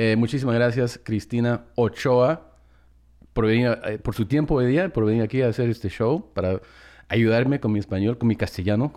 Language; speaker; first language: Spanish; early bilingual, heritage; English